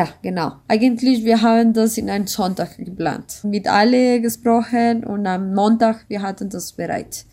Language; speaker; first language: German; non-native, learner; Spanish